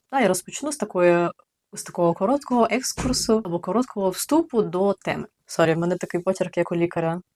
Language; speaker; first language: Ukrainian; native; Ukrainian